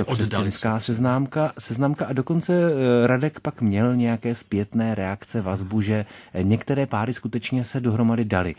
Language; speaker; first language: Czech; native; Czech